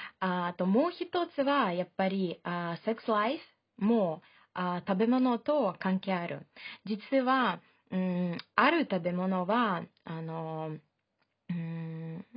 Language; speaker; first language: Japanese; non-native, fluent; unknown